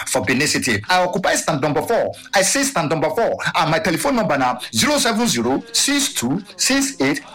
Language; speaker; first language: Nigerian Pidgin; non-native, local second language; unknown